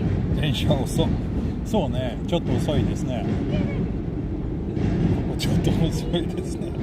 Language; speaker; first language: Japanese; non-native, fluent; Swedish